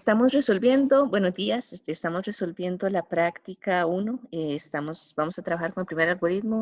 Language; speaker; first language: Spanish; native; Spanish